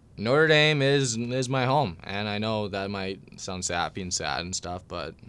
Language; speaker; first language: English; native; English